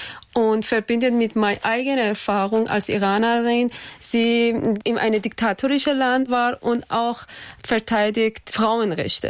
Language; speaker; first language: German; non-native, learner; Persian